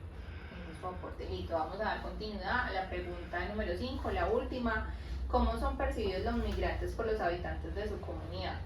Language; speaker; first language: Spanish; native; Spanish